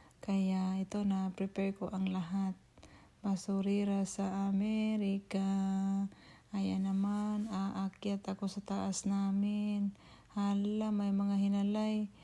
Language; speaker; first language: Filipino; non-native, local second language; Cebuano